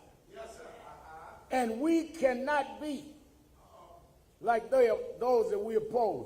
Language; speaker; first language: English; native; English